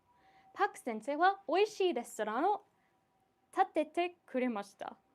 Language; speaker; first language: Japanese; non-native, fluent; English